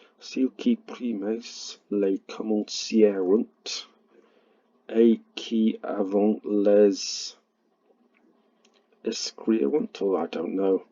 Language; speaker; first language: French; non-native, learner; English